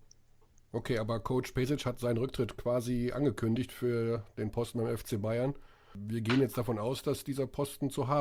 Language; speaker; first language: German; native; German